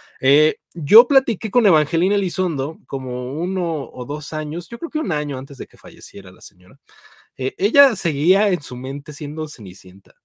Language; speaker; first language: Spanish; native; Spanish